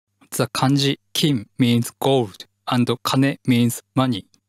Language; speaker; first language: English; non-native, fluent; Japanese